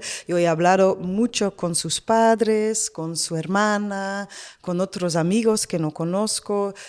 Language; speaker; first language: Spanish; non-native, learner; Dutch